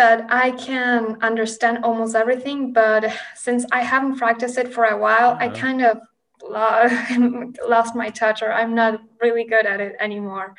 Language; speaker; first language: English; non-native, fluent; Spanish